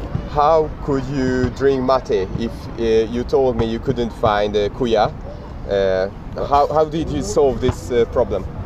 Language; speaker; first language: English; non-native, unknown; Hungarian